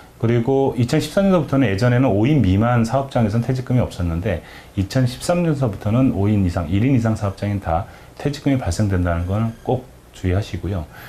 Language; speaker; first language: Korean; native; Korean